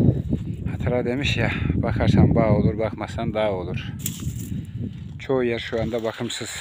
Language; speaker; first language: Turkish; native; Turkish